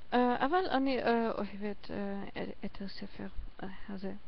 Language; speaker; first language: Hebrew; non-native, learner; German